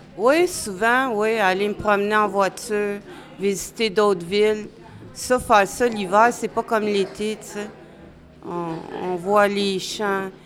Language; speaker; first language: French; native; French